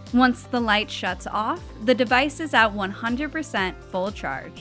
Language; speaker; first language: English; native; English